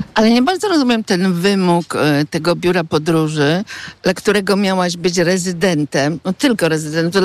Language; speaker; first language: Polish; native; Polish